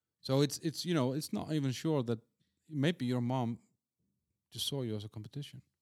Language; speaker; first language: English; non-native, fluent; Icelandic